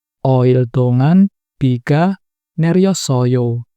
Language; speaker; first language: Korean; non-native, fluent; Indonesian